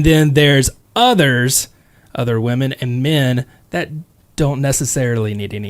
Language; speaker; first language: English; native; English